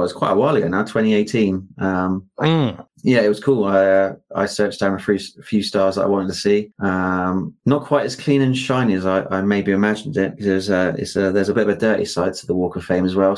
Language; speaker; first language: English; native; English